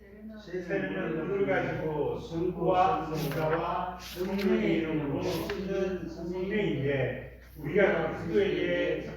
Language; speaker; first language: Korean; native; Korean